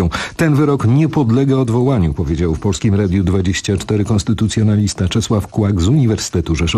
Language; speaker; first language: Polish; native; Polish